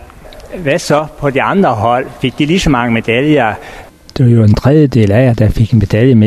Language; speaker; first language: Danish; native; Danish